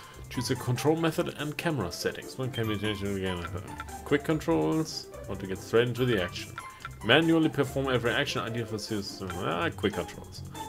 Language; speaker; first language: English; non-native, fluent; German